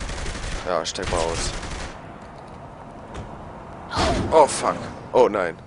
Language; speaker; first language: German; native; German